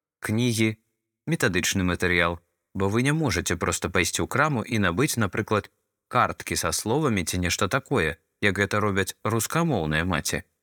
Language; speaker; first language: Belarusian; non-native, local second language; Russian